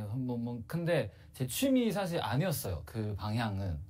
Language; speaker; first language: Korean; non-native, learner; Chinese